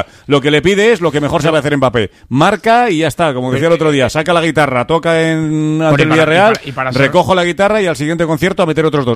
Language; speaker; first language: Spanish; native; Spanish